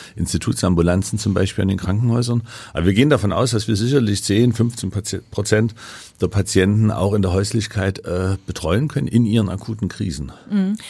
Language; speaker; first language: German; native; German